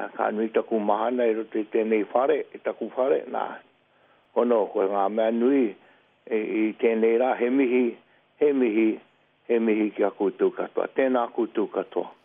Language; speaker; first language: Māori; native; Māori